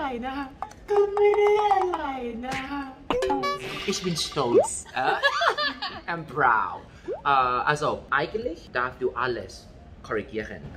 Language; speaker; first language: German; non-native, fluent; Thai